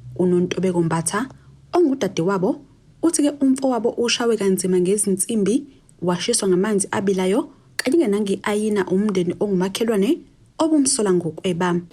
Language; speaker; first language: Zulu; native; Zulu